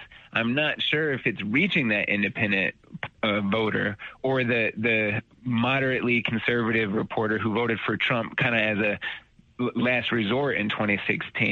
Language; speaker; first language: English; native; English